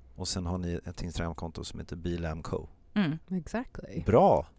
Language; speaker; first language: English; native; English